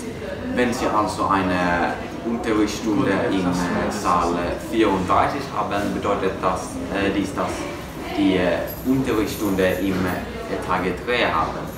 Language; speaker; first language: German; non-native, learner; Swedish